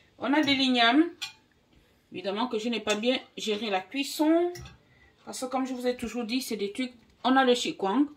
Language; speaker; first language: French; non-native, local second language; Fang